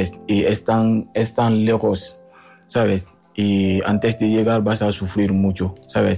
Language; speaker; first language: Spanish; non-native, learner; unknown